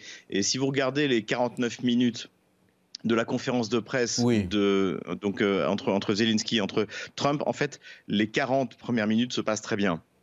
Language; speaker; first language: French; native; French